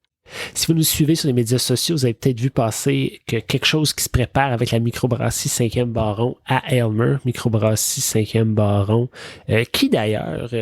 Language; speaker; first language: French; native; French